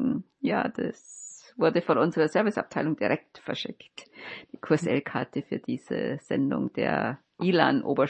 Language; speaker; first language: German; native; German